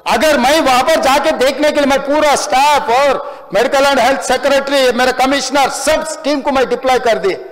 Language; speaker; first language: Hindi; non-native, local second language; Telugu